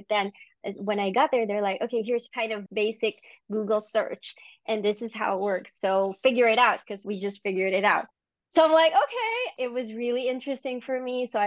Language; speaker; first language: English; non-native, local second language; Filipino